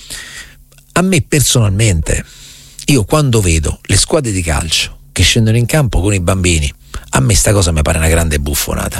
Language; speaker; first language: Italian; native; Italian